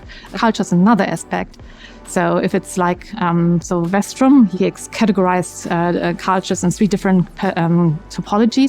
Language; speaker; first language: English; non-native, fluent; German